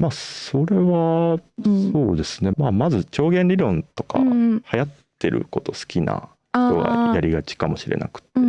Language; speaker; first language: Japanese; native; Japanese